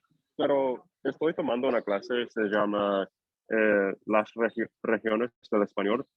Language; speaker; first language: Spanish; non-native, fluent; English